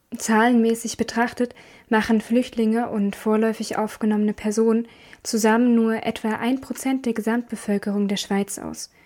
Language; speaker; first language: German; native; German